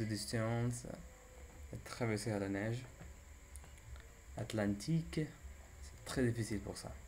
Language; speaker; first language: French; non-native, learner; English